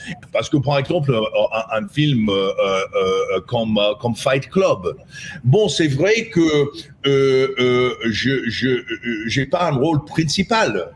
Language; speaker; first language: French; non-native, fluent; English